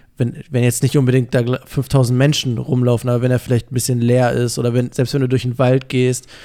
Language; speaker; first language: German; native; German